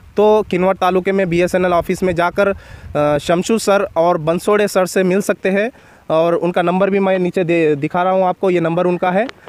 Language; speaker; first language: Hindi; non-native, local second language; Marathi